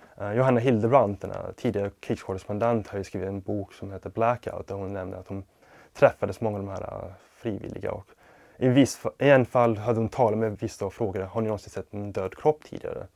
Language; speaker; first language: Swedish; non-native, fluent; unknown